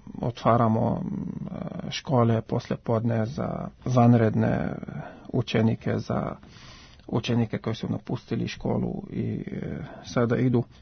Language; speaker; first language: Serbian; non-native, fluent; Arabic